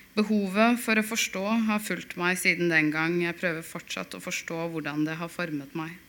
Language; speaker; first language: Norwegian; early bilingual, other home language; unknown